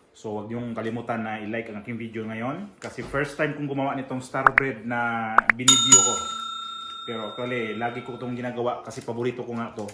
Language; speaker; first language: Filipino; native; Filipino